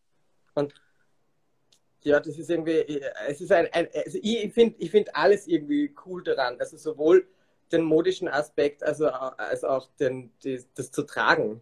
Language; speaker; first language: German; native; German